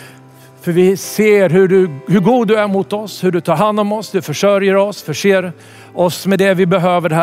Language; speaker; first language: Swedish; native; Swedish